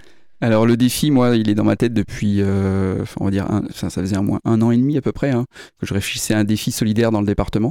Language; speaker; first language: French; native; French